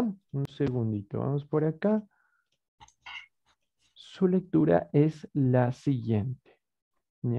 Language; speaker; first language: Spanish; native; Spanish